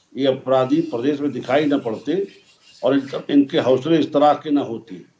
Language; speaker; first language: Hindi; native; Hindi